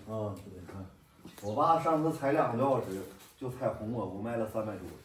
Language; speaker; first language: Chinese; native; Chinese